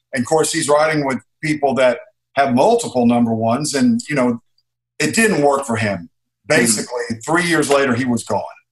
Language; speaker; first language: English; native; English